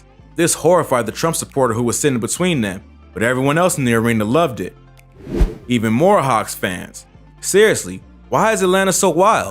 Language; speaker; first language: English; native; English